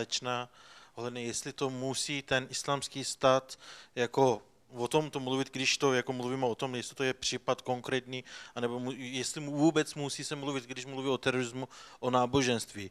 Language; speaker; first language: Czech; non-native, fluent; Turkish